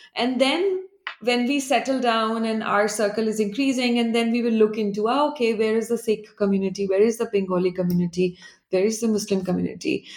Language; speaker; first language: English; non-native, local second language; Hindi